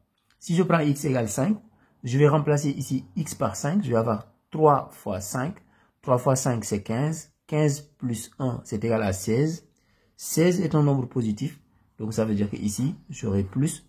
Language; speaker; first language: French; native; French